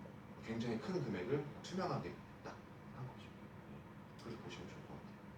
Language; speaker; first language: Korean; native; Korean